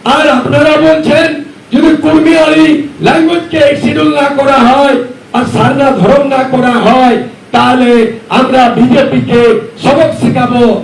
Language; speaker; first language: Bangla; non-native, local second language; Santali